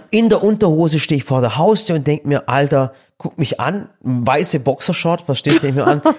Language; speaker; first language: German; early bilingual, other home language; Turkish